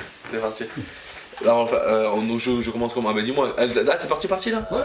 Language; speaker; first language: French; native; French